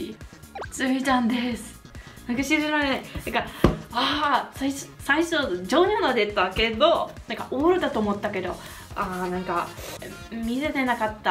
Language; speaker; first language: Japanese; non-native, learner; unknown